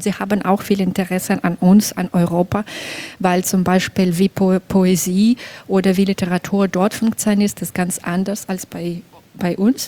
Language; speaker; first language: German; non-native, fluent; Belarusian